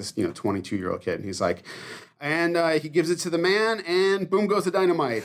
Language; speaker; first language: English; native; English